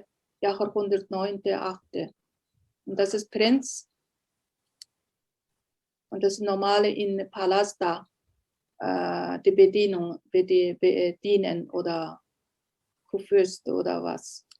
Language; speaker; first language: German; non-native, learner; Uyghur